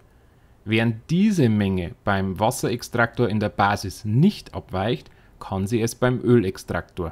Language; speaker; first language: German; native; German